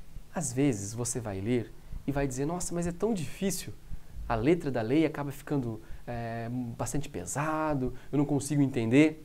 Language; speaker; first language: Portuguese; native; Portuguese